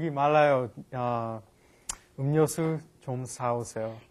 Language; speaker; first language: Korean; non-native, learner; English